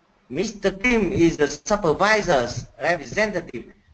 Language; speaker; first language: English; non-native, learner; Vietnamese